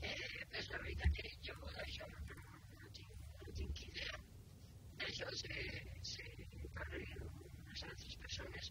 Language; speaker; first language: Catalan; non-native, local second language; Spanish